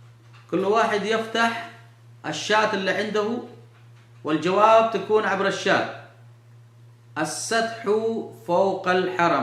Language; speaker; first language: Arabic; non-native, fluent; Urdu